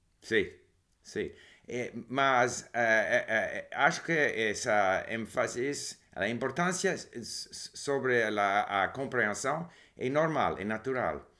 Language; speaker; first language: Portuguese; non-native, learner; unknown